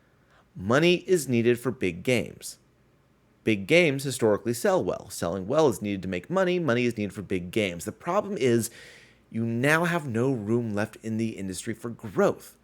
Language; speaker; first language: English; native; English